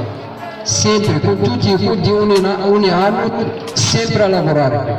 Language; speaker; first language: Italian; non-native, fluent; Arabic